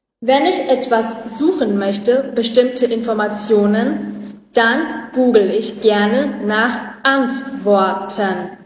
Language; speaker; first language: German; non-native, learner; Vietnamese